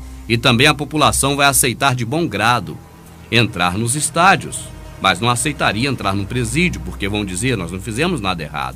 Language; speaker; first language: Portuguese; native; Portuguese